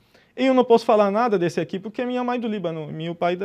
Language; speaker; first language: Portuguese; non-native, fluent; Arabic